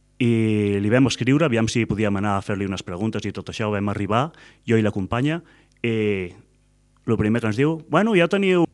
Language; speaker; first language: Catalan; native; Catalan